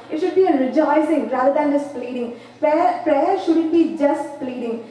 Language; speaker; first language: English; non-native, local second language; Malayalam